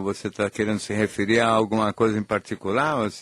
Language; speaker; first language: Portuguese; native; Portuguese